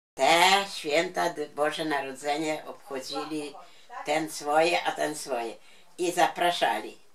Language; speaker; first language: Polish; non-native, local second language; Ukrainian